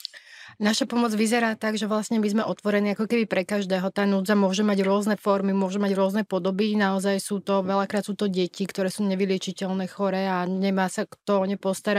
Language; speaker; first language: Slovak; native; Slovak